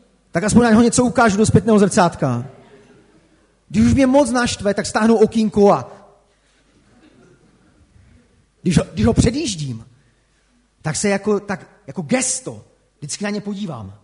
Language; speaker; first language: Czech; native; Czech